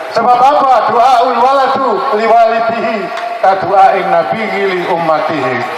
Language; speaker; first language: Indonesian; non-native, local second language; Javanese